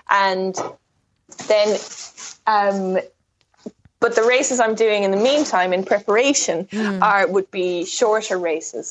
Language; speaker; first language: English; native; English